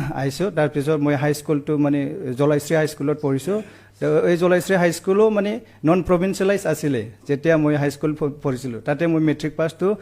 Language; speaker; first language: Assamese; non-native, local second language; Bodo